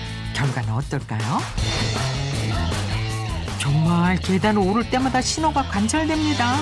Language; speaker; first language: Korean; native; Korean